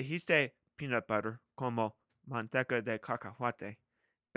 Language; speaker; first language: Spanish; non-native, learner; English